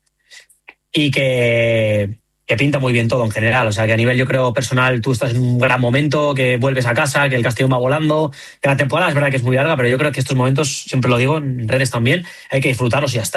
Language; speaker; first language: Spanish; native; Spanish